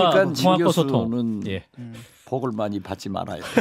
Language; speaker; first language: Korean; native; Korean